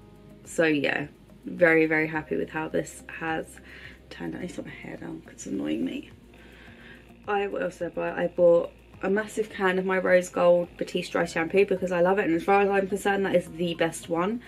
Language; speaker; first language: English; native; English